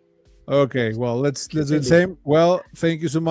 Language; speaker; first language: English; non-native, fluent; Spanish